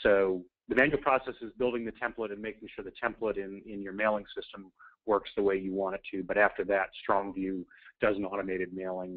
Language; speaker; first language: English; native; English